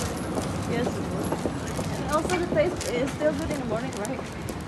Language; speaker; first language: English; non-native, learner; Indonesian